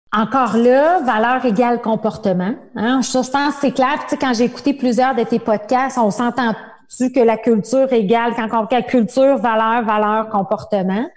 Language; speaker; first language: French; native; French